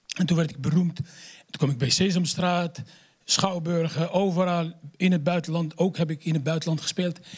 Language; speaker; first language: Dutch; non-native, fluent; Arabic